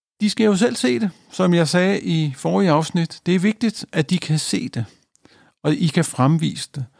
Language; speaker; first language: Danish; native; Danish